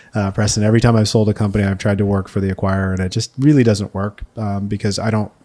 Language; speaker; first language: English; native; English